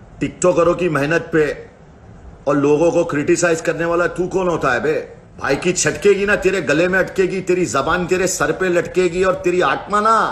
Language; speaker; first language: Hindi; non-native, local second language; Urdu